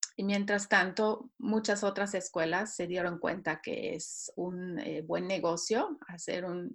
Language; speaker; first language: Spanish; non-native, fluent; Swiss German